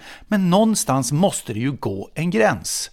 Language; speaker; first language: Swedish; native; Swedish